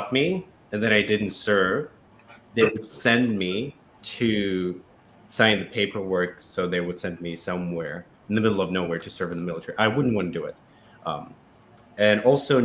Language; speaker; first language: English; non-native, fluent; Russian